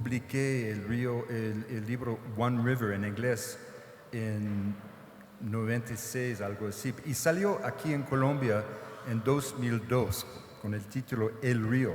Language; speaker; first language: Spanish; non-native, fluent; English